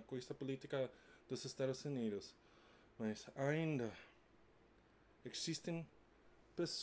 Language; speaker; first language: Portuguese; non-native, learner; English